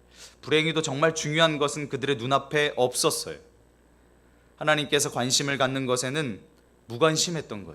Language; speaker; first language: Korean; native; Korean